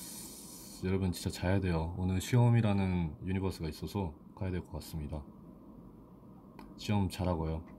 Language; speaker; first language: Korean; non-native, fluent; Japanese